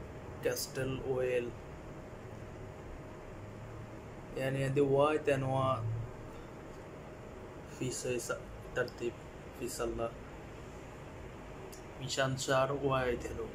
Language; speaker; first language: Arabic; non-native, learner; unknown